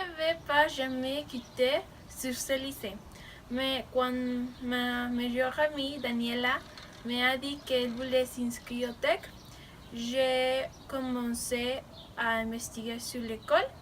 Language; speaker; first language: French; non-native, learner; Spanish